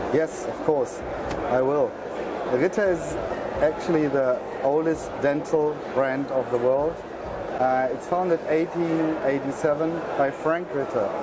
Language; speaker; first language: English; non-native, fluent; German